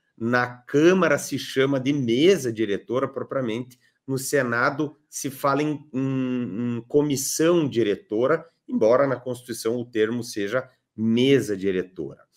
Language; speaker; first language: Portuguese; native; Portuguese